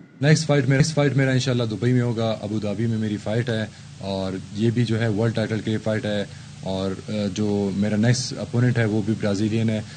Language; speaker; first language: Urdu; non-native, local second language; Baluchi